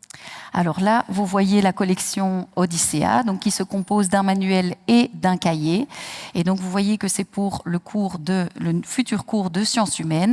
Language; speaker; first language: French; native; French